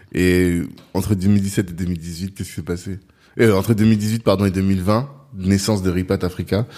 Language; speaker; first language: French; non-native, local second language; Sango